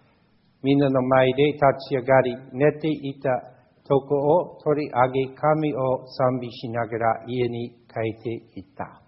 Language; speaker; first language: Japanese; non-native, fluent; English